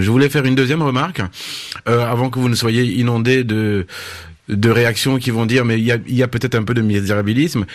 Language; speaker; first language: French; native; French